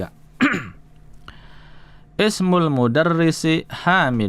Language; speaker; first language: Arabic; non-native, fluent; Indonesian